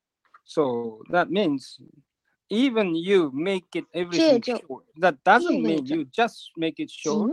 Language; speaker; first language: English; non-native, learner; Japanese